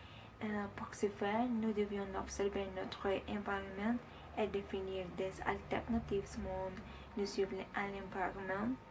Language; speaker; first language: French; non-native, learner; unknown